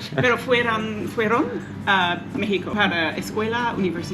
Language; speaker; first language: Spanish; non-native, learner; English